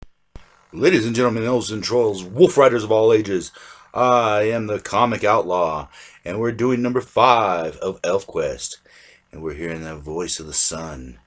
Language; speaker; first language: English; native; English